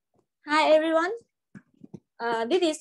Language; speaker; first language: English; non-native, learner; Vietnamese